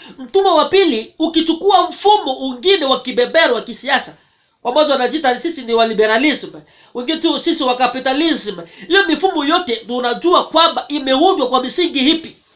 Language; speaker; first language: Swahili; native; Swahili